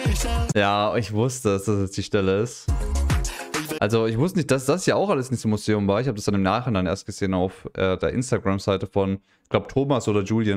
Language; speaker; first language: German; native; German